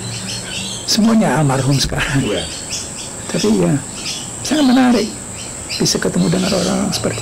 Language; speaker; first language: Indonesian; non-native, fluent; English